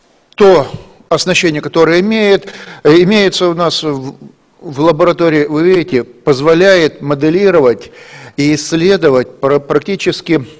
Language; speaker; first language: Russian; native; Russian